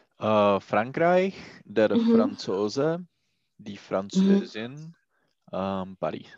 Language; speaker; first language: German; non-native, learner; Czech